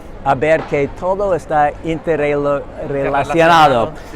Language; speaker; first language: Spanish; non-native, learner; English